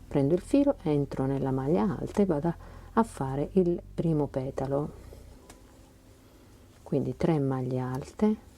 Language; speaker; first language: Italian; native; Italian